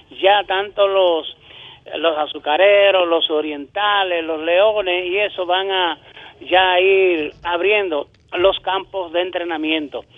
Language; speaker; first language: Spanish; native; Spanish